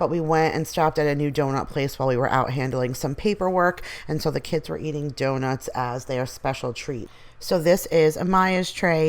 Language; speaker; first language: English; native; English